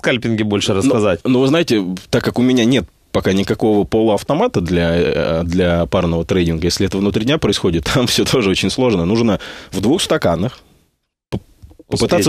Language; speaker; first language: Russian; native; Russian